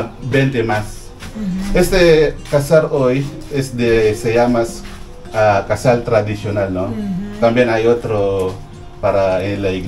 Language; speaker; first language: Spanish; non-native, learner; Filipino